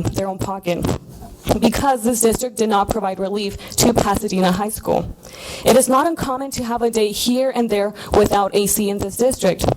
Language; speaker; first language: English; early bilingual, other home language; Spanish